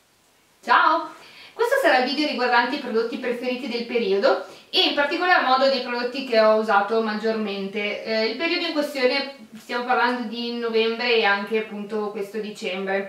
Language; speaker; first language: Italian; native; Italian